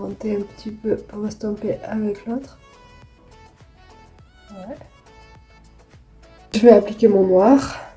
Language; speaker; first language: French; native; French